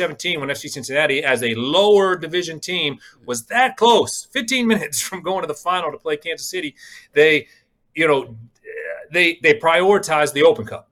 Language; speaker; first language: English; native; English